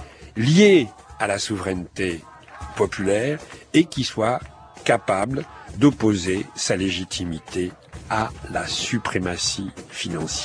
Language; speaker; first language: French; native; French